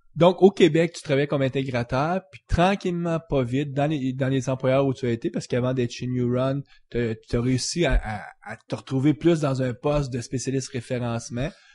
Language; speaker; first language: French; native; French